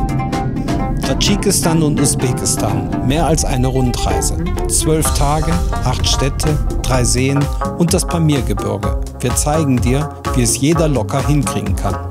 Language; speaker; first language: German; native; German